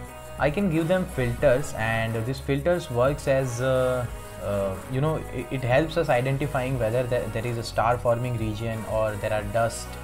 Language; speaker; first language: English; non-native, local second language; Hindi